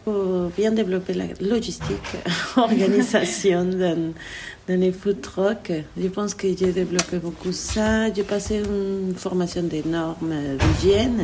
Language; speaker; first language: French; non-native, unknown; Spanish